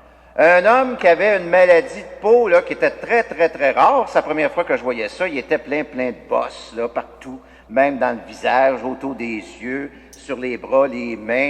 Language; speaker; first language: French; native; French